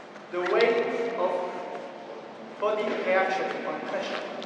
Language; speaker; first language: English; non-native, learner; Spanish